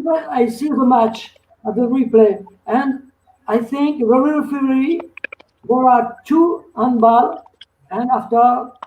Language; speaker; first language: English; non-native, learner; French